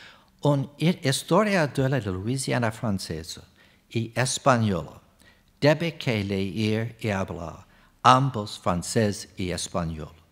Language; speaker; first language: Spanish; non-native, fluent; English